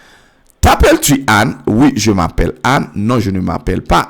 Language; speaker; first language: French; non-native, fluent; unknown